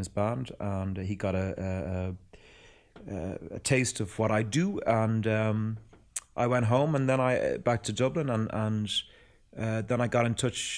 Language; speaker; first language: English; native; English